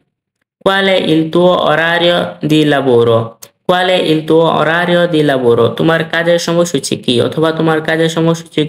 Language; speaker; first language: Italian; non-native, fluent; Bangla